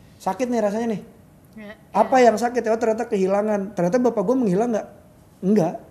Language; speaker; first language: Indonesian; native; Indonesian